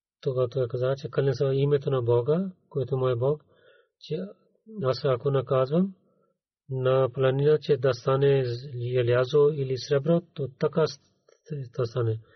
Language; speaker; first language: Bulgarian; non-native, learner; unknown